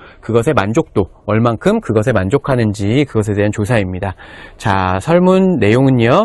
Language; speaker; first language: Korean; native; Korean